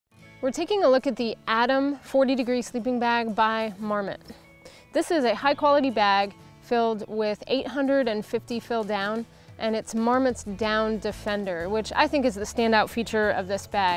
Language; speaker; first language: English; native; English